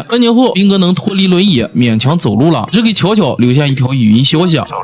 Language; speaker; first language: Chinese; native; Chinese